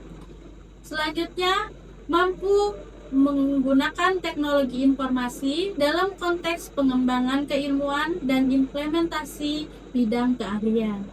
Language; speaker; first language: Indonesian; native; Indonesian